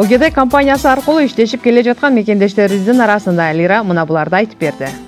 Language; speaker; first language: Kyrgyz; native; Kyrgyz